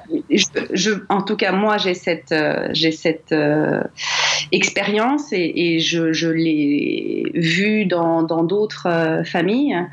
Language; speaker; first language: French; native; French